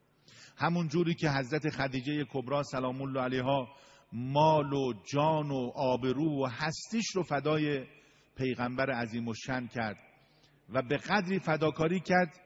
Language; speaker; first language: Persian; native; Persian